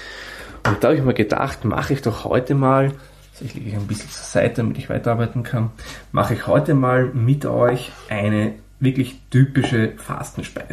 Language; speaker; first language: German; native; German